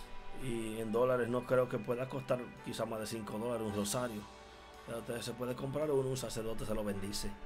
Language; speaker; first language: Spanish; native; Spanish